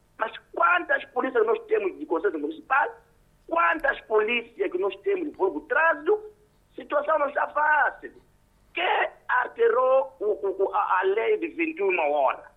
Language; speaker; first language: Portuguese; non-native, local second language; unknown